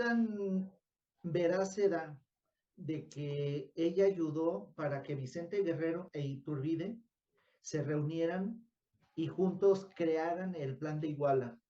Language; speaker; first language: Spanish; native; Spanish